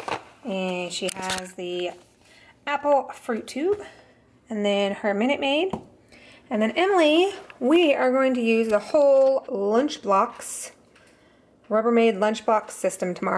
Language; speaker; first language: English; native; English